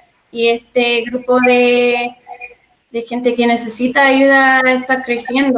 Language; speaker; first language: Spanish; non-native, learner; English